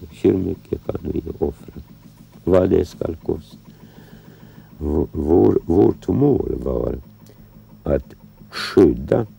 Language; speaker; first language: Swedish; non-native, fluent; Lithuanian